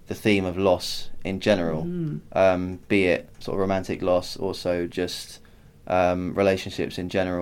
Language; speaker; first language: English; native; English